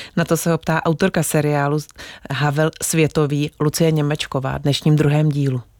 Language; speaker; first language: Czech; native; Czech